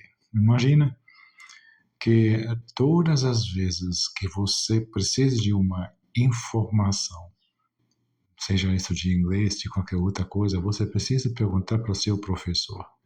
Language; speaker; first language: Portuguese; non-native, fluent; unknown